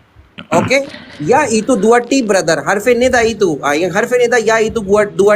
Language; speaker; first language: Indonesian; non-native, learner; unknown